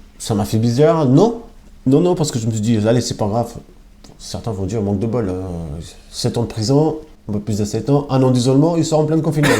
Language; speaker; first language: French; non-native, fluent; Albanian